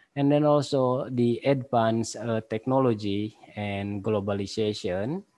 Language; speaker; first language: English; non-native, learner; Indonesian